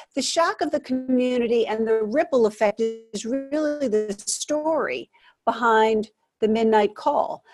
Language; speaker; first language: English; native; English